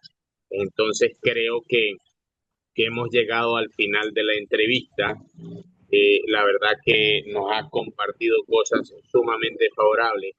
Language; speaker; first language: Spanish; native; Spanish